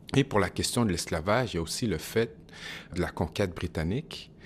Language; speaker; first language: French; native; French